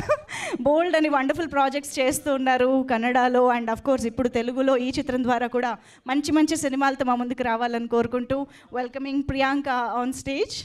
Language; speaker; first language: Telugu; native; Telugu